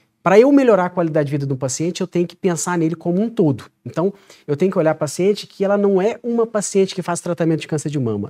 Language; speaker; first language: Portuguese; native; Portuguese